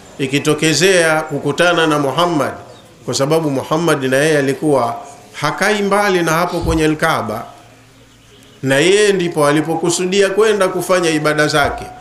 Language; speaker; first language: Swahili; native; Swahili